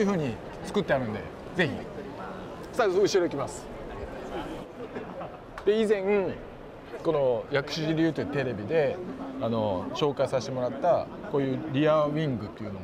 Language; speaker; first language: Japanese; native; Japanese